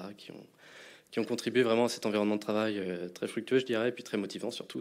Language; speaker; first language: French; native; French